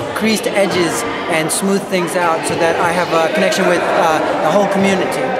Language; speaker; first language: English; native; English